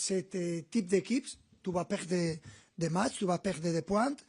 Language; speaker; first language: French; non-native, fluent; Spanish